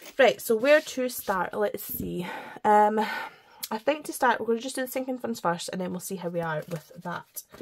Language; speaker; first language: English; native; English